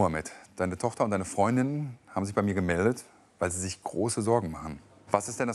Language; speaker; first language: German; native; German